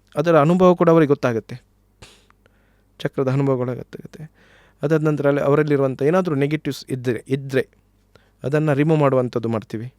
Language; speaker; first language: Kannada; native; Kannada